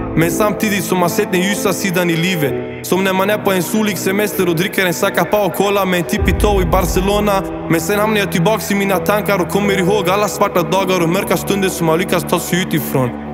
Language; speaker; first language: Swedish; early bilingual, other home language; Assyrian Neo-Aramaic